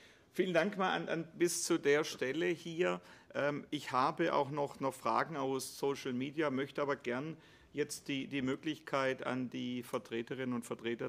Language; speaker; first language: German; native; German